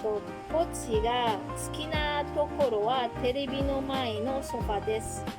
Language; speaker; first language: Japanese; non-native, learner; Filipino